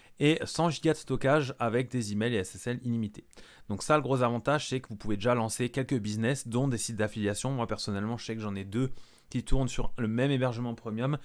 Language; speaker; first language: French; native; French